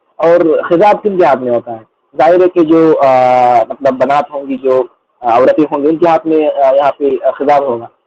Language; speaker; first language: Urdu; non-native, local second language; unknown